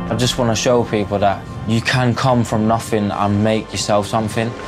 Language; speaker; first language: English; native; English